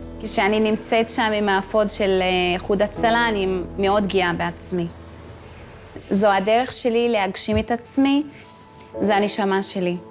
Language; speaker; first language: Hebrew; non-native, local second language; Arabic